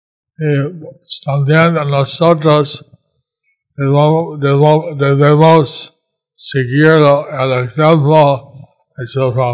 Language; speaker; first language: Spanish; non-native, learner; English